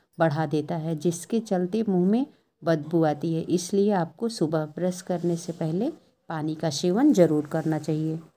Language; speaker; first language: Hindi; native; Hindi